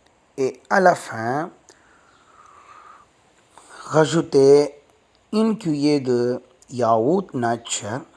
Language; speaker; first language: French; non-native, learner; Tamil